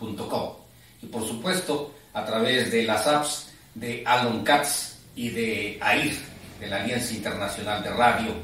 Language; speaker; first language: Spanish; native; Spanish